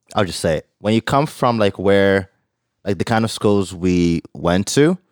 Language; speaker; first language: English; non-native, local second language; Yoruba